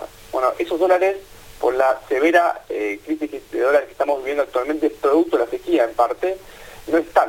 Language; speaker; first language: Spanish; native; Spanish